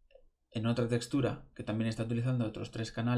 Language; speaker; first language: Spanish; native; Spanish